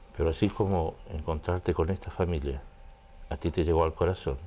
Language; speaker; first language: Spanish; native; Spanish